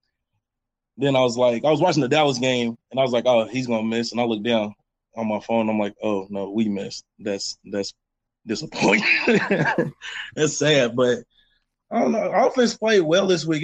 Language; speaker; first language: English; native; English